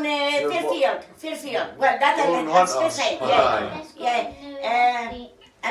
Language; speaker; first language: English; non-native, learner; Italian